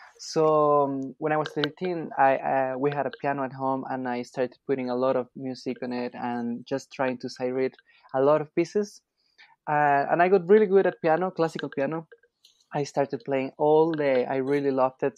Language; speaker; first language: English; non-native, fluent; Spanish